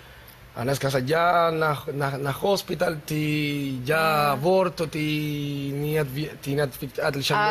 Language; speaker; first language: Russian; non-native, learner; Spanish